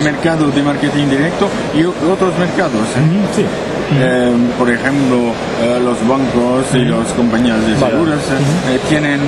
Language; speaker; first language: Spanish; non-native, learner; French